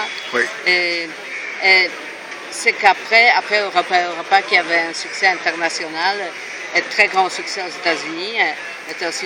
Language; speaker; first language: French; non-native, fluent; Polish